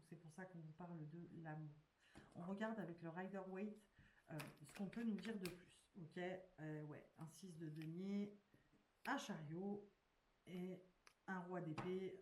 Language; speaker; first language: French; native; French